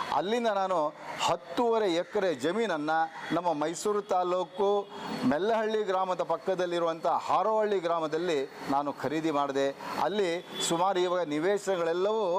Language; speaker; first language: Kannada; non-native, local second language; Marathi